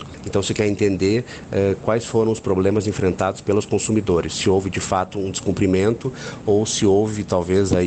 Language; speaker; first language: Portuguese; native; Portuguese